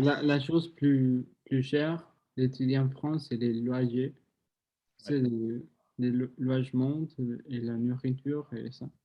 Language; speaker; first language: French; non-native, learner; Spanish